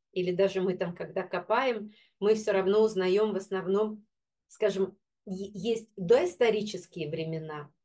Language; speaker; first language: Russian; native; Russian